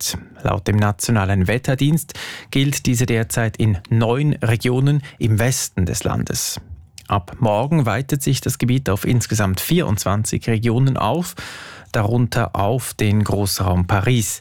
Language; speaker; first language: German; native; German